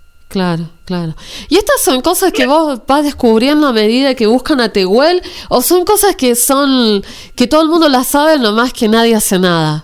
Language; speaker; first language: Spanish; native; Spanish